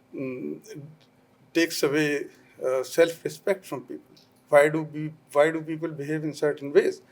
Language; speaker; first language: English; non-native, local second language; Urdu